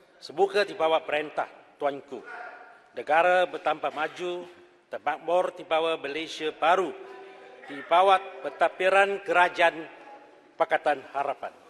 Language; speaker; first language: Malay; non-native, local second language; Chinese